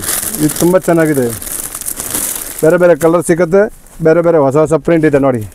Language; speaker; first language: Kannada; non-native, local second language; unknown